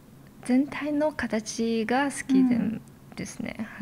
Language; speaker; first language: Japanese; non-native, fluent; Chinese